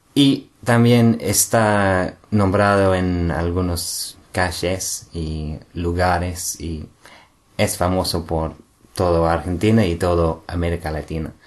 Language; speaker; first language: Spanish; non-native, fluent; English